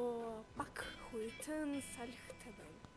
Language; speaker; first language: Mongolian; non-native, learner; Russian